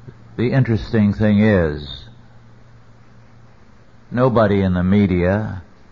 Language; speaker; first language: English; native; English